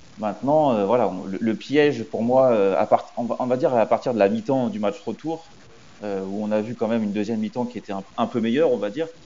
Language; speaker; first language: French; native; French